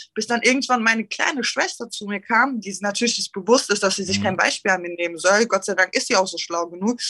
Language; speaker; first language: German; early bilingual, other home language; Turkish